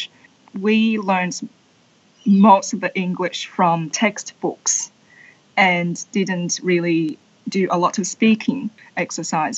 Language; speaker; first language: English; non-native, fluent; Chinese